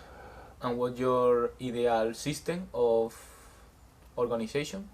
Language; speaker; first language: English; non-native, learner; Spanish